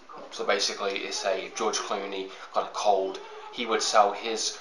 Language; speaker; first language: English; native; English